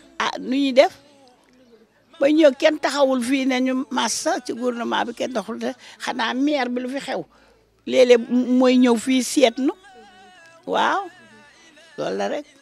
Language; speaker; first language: Wolof; native; Wolof